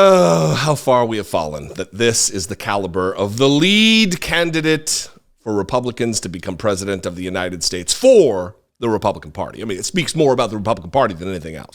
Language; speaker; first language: English; native; English